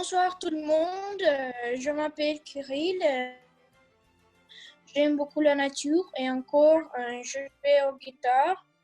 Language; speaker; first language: French; non-native, learner; Russian